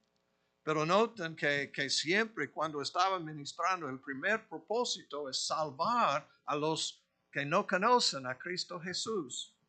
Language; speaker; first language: Spanish; non-native, fluent; English